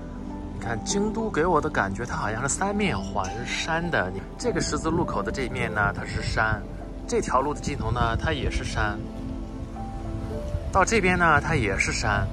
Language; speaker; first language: Chinese; native; Chinese